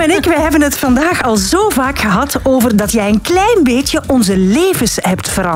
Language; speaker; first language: Dutch; native; Dutch